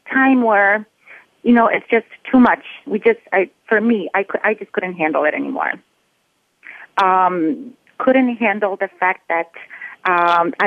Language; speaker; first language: English; non-native, fluent; Polish